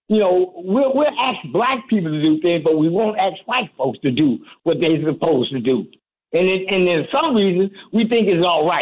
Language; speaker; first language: English; native; English